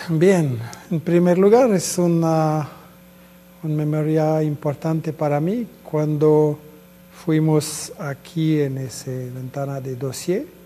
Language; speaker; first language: Spanish; non-native, fluent; French